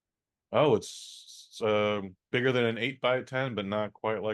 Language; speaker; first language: English; native; English